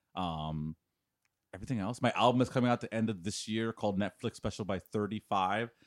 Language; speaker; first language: English; native; English